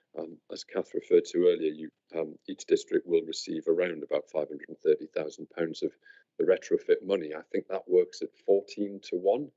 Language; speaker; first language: English; native; English